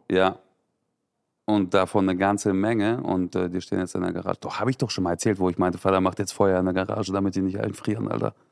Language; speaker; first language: German; native; German